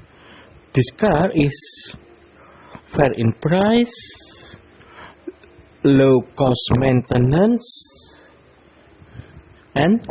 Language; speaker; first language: English; non-native, learner; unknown